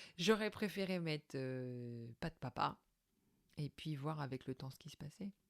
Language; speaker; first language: French; native; French